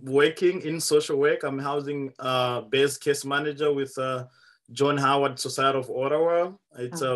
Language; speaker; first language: English; non-native, local second language; Kinyarwanda